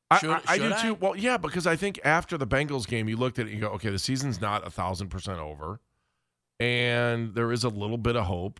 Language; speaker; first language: English; native; English